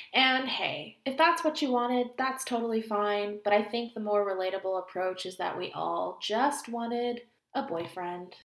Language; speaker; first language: English; native; English